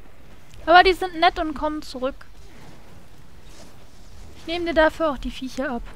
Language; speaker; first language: German; native; German